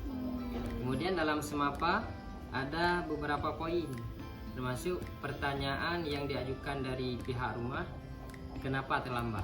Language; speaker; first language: Indonesian; non-native, local second language; Achinese